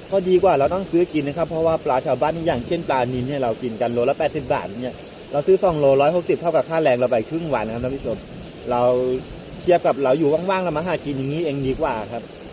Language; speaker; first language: Thai; non-native, local second language; S'gaw Karen